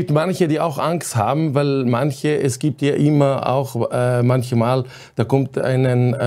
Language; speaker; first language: German; non-native, fluent; Arabic